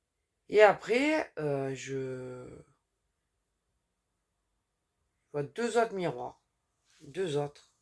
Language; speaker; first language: French; native; French